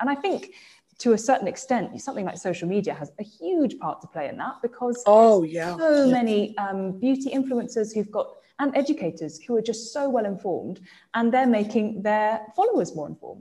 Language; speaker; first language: English; native; English